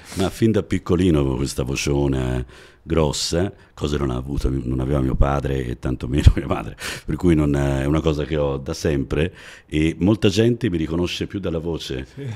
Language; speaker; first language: Italian; native; Italian